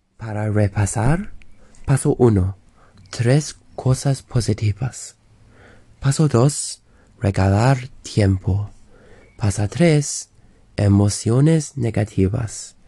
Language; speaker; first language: Spanish; non-native, learner; English